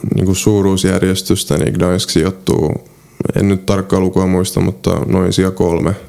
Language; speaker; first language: Finnish; early bilingual, other home language; Polish